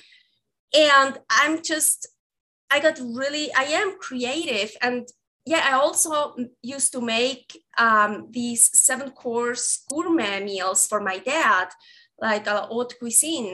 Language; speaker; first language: English; non-native, fluent; Swiss German